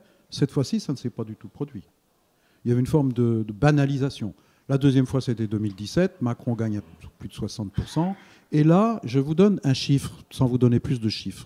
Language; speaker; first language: French; native; French